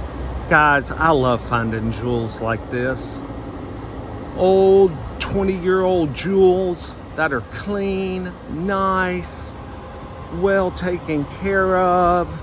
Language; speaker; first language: English; native; English